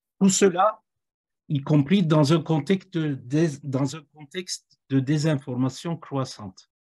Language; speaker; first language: French; native; French